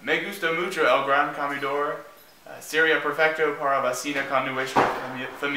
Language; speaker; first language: Spanish; non-native, learner; English